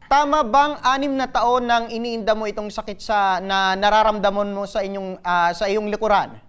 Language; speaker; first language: Filipino; non-native, local second language; Bikol